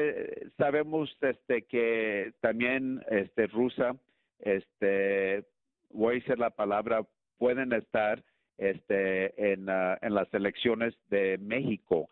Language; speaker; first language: Spanish; early bilingual, heritage; Spanish